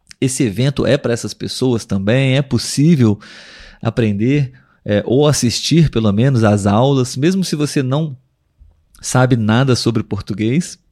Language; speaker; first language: Portuguese; native; Portuguese